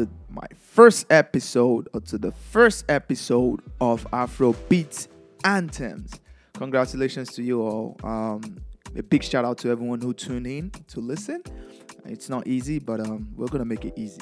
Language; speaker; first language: English; non-native, local second language; Yoruba